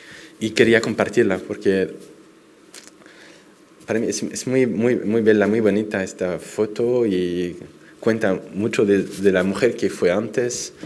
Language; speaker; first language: Spanish; non-native, fluent; French